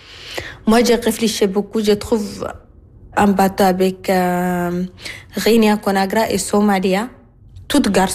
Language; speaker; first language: French; non-native, learner; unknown